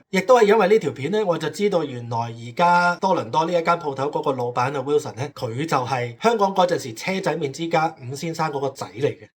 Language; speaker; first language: Cantonese; native; Cantonese